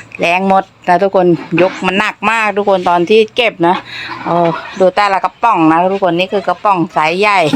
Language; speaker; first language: Thai; non-native, local second language; Northeastern Thai